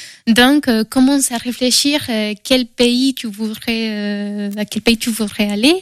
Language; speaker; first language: French; non-native, fluent; Spanish